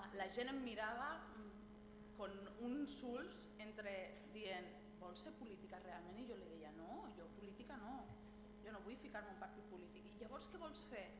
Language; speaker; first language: Catalan; non-native, local second language; Spanish